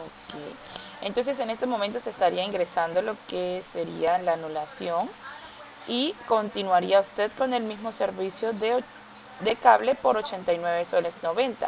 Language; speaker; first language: Spanish; native; Spanish